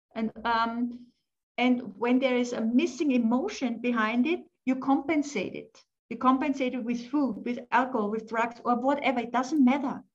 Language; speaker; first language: English; non-native, fluent; German